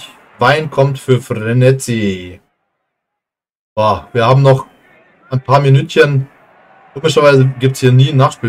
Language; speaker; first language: German; native; German